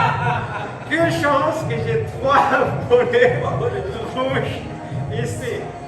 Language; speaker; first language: French; non-native, fluent; Spanish